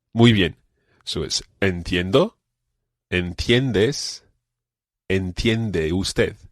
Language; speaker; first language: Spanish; non-native, fluent; English